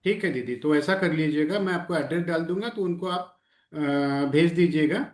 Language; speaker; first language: Hindi; non-native, local second language; Marathi